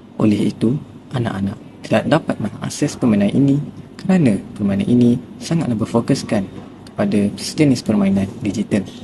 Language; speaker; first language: Malay; native; Malay